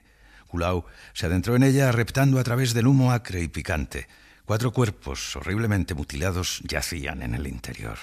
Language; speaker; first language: Spanish; native; Spanish